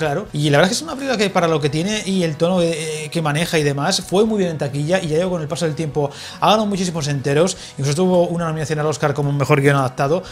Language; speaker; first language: Spanish; native; Spanish